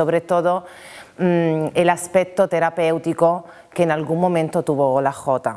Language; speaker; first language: Spanish; non-native, fluent; Italian